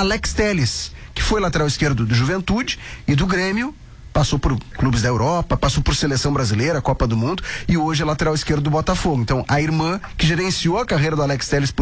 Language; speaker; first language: Portuguese; native; Portuguese